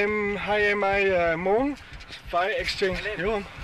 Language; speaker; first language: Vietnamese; non-native, learner; English